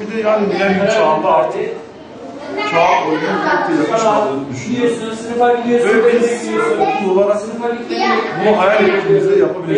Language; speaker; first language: Turkish; native; Turkish